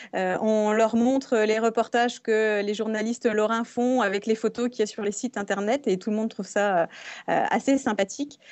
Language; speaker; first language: French; native; French